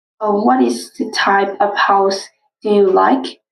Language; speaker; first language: English; non-native, learner; Vietnamese